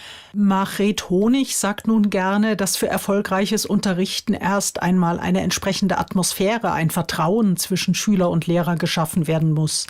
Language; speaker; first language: German; native; German